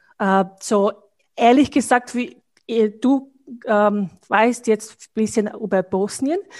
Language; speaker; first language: German; non-native, fluent; Bosnian